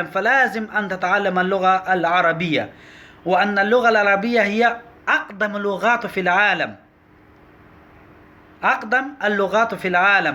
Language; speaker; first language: Arabic; non-native, learner; Pashto